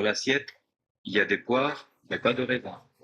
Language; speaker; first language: French; non-native, learner; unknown